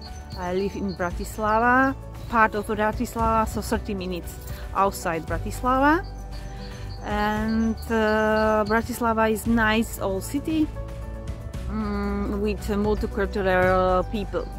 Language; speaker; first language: English; non-native, learner; Slovak